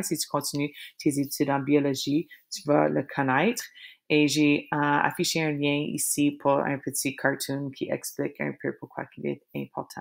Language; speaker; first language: French; native; French